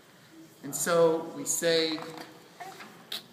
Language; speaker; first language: English; native; English